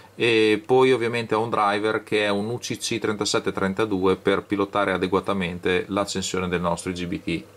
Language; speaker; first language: Italian; native; Italian